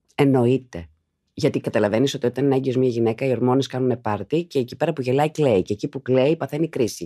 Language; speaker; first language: Greek; native; Greek